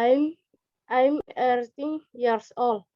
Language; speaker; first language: English; non-native, learner; Indonesian